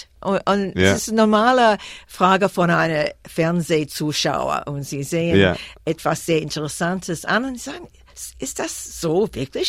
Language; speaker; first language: German; non-native, fluent; English